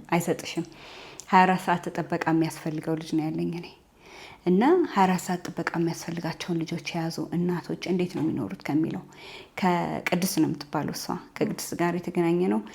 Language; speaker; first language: Amharic; native; Amharic